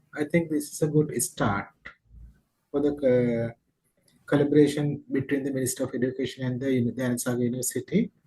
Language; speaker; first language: English; non-native, local second language; Sinhala